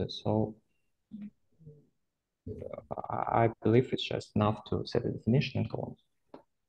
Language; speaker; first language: English; non-native, fluent; Russian